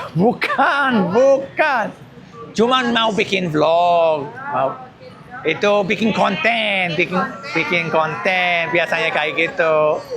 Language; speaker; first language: Indonesian; non-native, learner; English